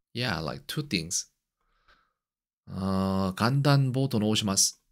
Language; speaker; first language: Japanese; non-native, learner; Korean